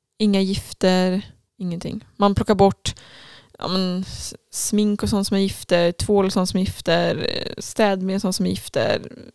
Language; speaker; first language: Swedish; native; Swedish